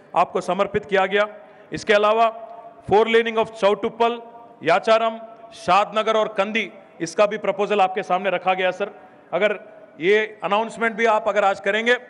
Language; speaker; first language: Hindi; non-native, local second language; Telugu